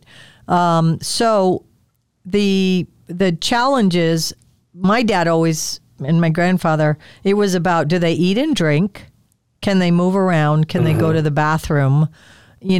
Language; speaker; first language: English; native; English